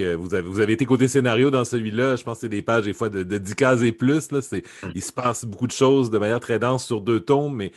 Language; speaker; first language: French; native; French